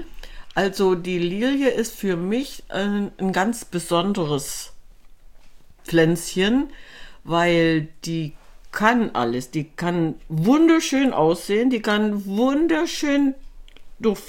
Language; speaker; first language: German; native; German